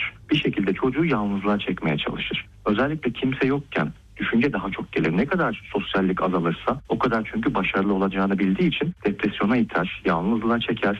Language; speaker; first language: Turkish; native; Turkish